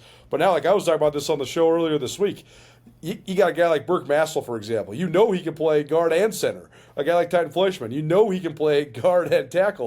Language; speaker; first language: English; native; English